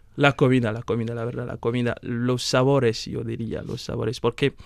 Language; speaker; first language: Spanish; non-native, fluent; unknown